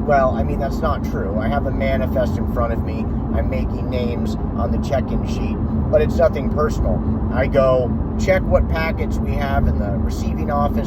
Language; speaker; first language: English; native; English